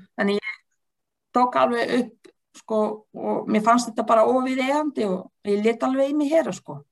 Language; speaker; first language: Icelandic; non-native, fluent; Bosnian